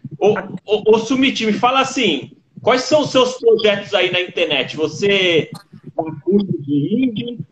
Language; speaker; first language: Portuguese; native; Portuguese